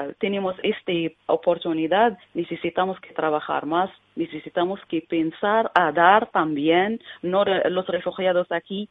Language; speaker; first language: Spanish; non-native, learner; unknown